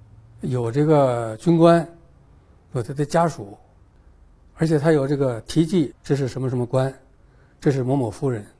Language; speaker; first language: Chinese; native; Chinese